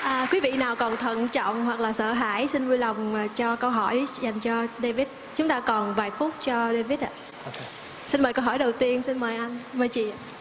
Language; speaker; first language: Vietnamese; native; Vietnamese